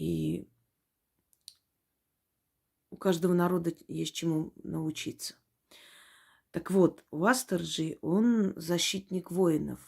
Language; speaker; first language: Russian; native; Russian